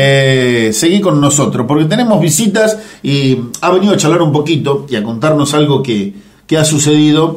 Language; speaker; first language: Spanish; native; Spanish